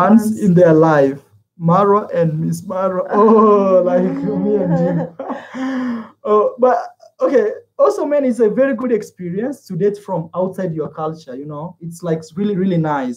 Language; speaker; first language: English; non-native, fluent; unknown